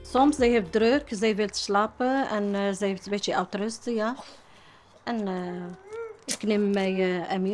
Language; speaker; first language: Dutch; non-native, learner; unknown